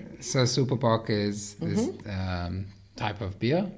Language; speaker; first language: English; native; English